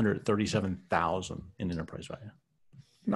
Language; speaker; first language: English; native; English